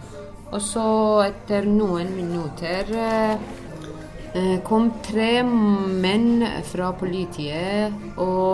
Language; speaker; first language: Norwegian; non-native, learner; Persian